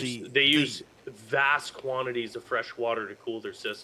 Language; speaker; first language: English; native; English